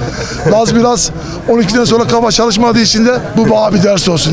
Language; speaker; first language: Turkish; native; Turkish